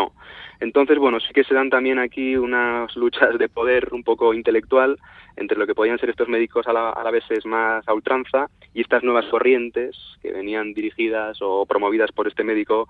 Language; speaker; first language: Spanish; native; Spanish